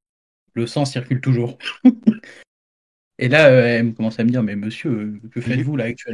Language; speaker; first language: French; native; French